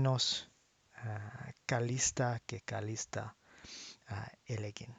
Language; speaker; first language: Greek; non-native, learner; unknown